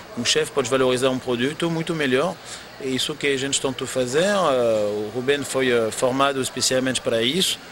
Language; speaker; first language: Portuguese; non-native, fluent; French